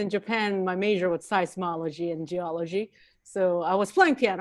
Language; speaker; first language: English; non-native, fluent; Japanese